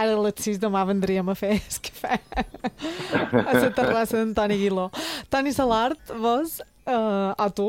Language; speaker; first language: Catalan; native; Catalan